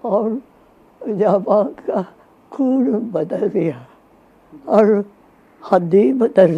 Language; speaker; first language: Hindi; non-native, fluent; Japanese